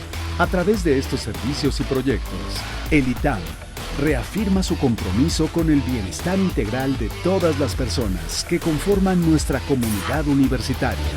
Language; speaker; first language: Spanish; native; Spanish